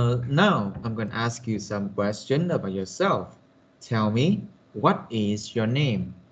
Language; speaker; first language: English; non-native, fluent; Vietnamese